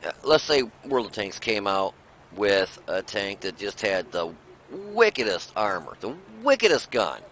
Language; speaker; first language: English; native; English